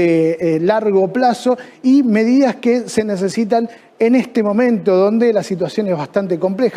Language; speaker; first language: Spanish; native; Spanish